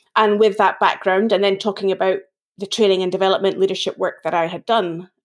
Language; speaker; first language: English; native; English